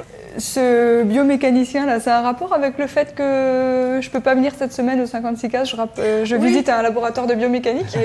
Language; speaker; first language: French; native; French